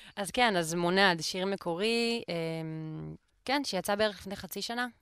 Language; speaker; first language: Hebrew; native; Hebrew